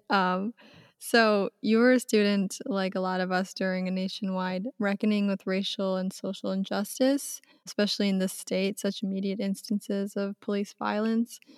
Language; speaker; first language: English; native; English